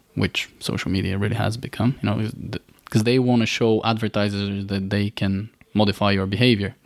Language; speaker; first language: English; non-native, fluent; Bulgarian